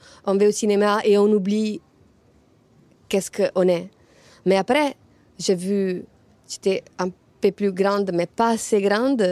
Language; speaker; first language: French; non-native, fluent; Italian